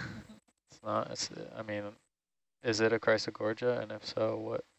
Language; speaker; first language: English; native; English